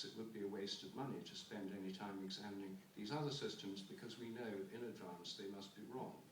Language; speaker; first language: English; native; English